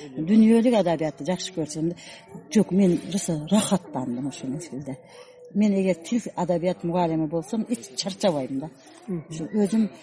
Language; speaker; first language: Kyrgyz; non-native, local second language; Uzbek